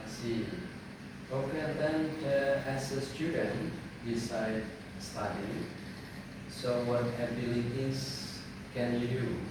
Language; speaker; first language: English; non-native, fluent; Indonesian